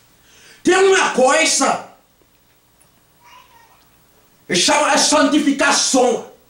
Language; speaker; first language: Portuguese; non-native, learner; Haitian Creole